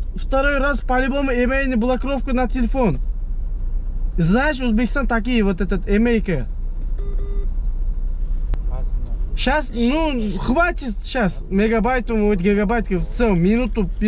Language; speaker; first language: Russian; non-native, local second language; Uzbek